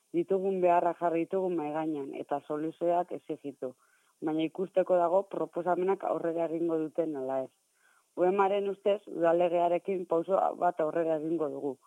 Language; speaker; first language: Basque; native; Basque